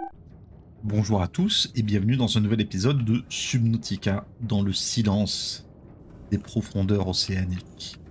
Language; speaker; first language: French; native; French